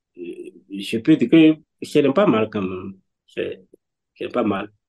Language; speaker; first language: French; non-native, local second language; Fon